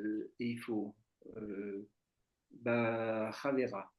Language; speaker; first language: Hebrew; non-native, learner; French